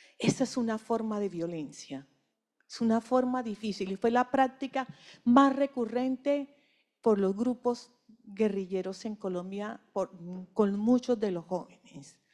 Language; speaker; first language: Spanish; native; Spanish